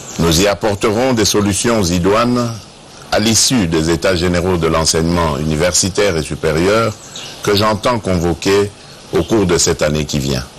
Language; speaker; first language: French; non-native, local second language; Luba-Lulua